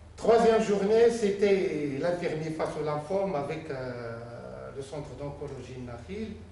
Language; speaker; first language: French; non-native, local second language; Arabic